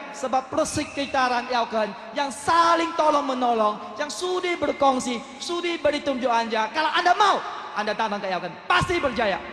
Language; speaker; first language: Malay; non-native, local second language; Chinese